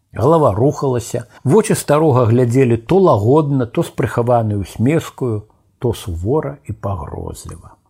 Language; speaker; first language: Belarusian; native; Belarusian